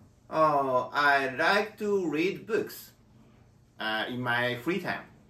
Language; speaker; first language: English; non-native, learner; Japanese